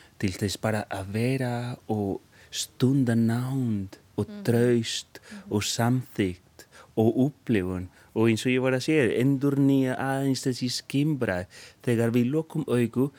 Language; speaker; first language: Icelandic; non-native, fluent; Spanish